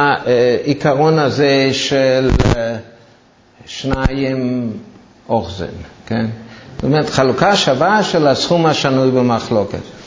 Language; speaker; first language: Hebrew; non-native, fluent; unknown